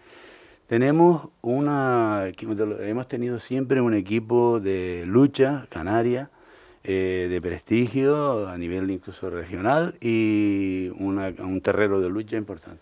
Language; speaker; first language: Spanish; native; Spanish